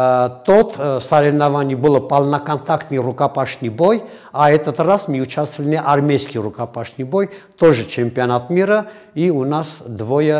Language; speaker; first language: Russian; non-native, fluent; Armenian